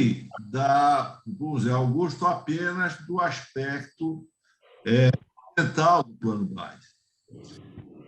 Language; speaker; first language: Portuguese; native; Portuguese